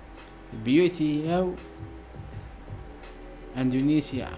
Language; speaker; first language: English; non-native, learner; Arabic